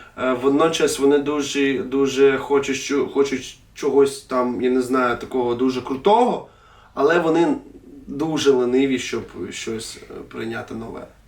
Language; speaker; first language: Ukrainian; non-native, local second language; Russian